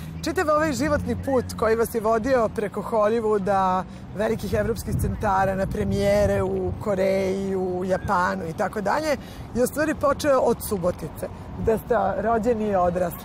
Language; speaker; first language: Serbian; native; Serbian